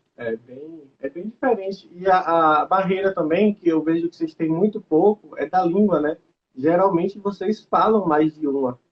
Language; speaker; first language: Portuguese; native; Portuguese